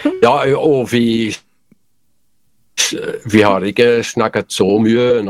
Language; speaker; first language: Norwegian; non-native, learner; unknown